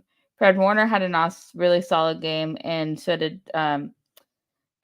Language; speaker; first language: English; native; English